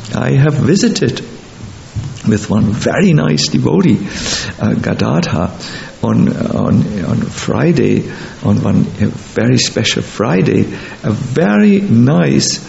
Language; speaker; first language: English; non-native, fluent; German